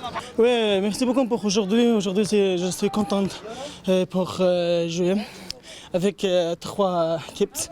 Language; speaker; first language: French; non-native, learner; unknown